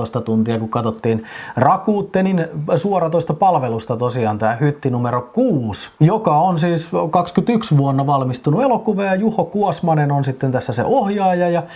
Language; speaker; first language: Finnish; native; Finnish